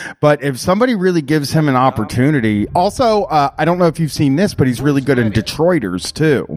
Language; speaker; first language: English; native; English